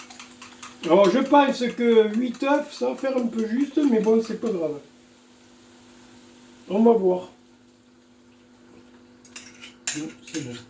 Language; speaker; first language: French; native; French